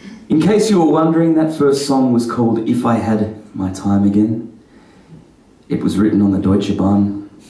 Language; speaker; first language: English; native; English